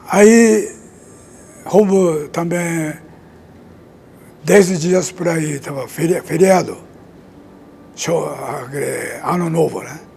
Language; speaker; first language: Portuguese; non-native, learner; Japanese